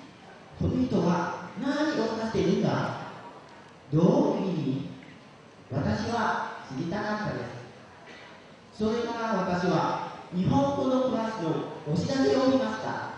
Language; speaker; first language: Japanese; non-native, learner; Lao